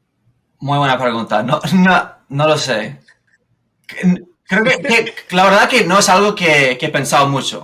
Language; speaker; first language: Spanish; non-native, fluent; English